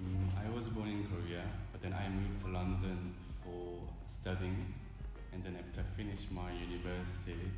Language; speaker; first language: English; non-native, fluent; Korean